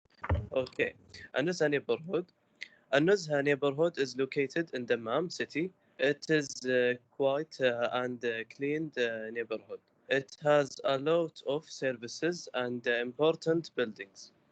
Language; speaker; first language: English; non-native, learner; Arabic